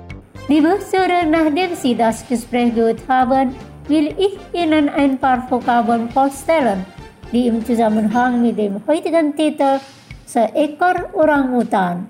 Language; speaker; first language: German; non-native, fluent; Indonesian